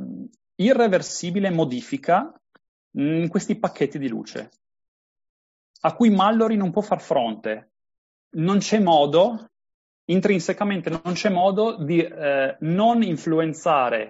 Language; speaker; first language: Italian; native; Italian